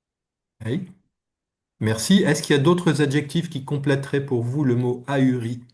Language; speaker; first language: French; native; French